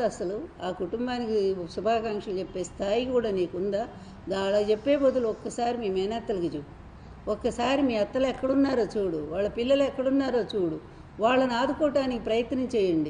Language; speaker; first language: Telugu; native; Telugu